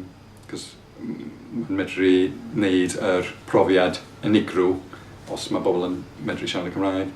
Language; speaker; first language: Welsh; non-native, fluent; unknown